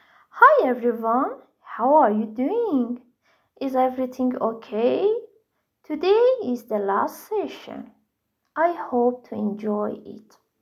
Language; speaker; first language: English; non-native, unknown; Persian